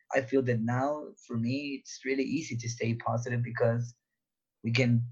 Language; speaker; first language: English; native; English